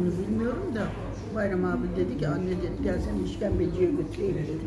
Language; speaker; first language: Turkish; native; Turkish